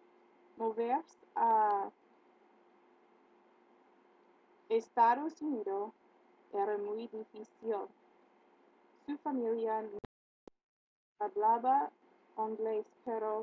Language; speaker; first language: Spanish; non-native, learner; English